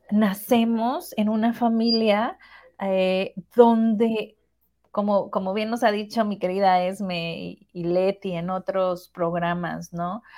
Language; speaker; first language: Spanish; native; Spanish